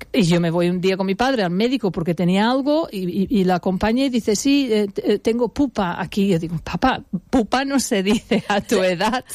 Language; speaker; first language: Spanish; non-native, fluent; English